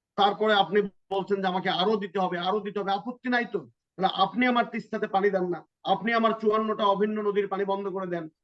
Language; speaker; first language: Bangla; native; Bangla